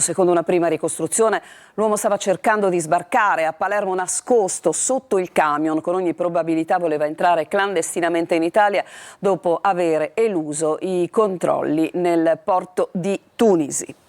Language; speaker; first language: Italian; native; Italian